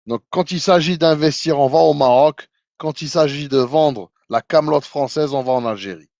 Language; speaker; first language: French; non-native, local second language; Arabic